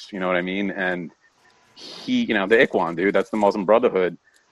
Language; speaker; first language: English; native; English